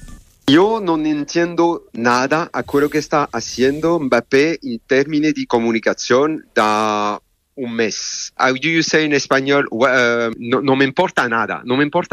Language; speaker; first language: Spanish; non-native, learner; French